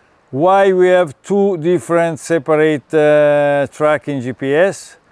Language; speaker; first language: English; non-native, fluent; Italian